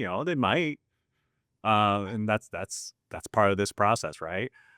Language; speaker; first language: English; native; English